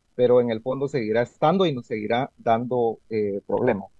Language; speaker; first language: Spanish; native; Spanish